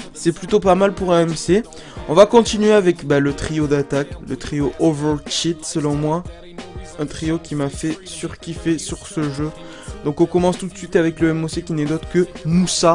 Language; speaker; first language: French; native; French